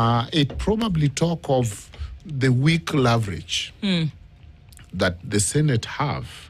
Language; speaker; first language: English; non-native, local second language; Luo (Kenya and Tanzania)